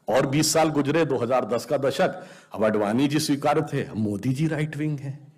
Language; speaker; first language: Hindi; native; Hindi